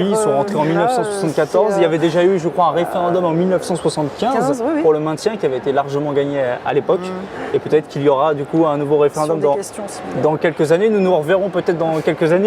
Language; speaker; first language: French; native; French